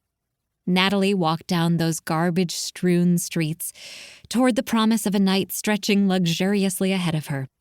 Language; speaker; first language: English; native; English